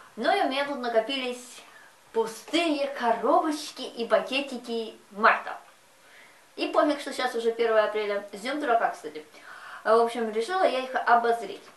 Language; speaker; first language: Russian; native; Russian